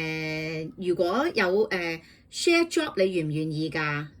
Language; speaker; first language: Cantonese; native; Cantonese